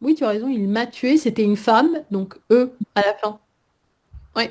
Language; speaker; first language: French; native; French